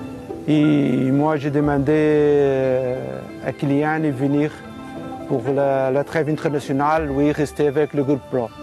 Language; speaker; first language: French; non-native, learner; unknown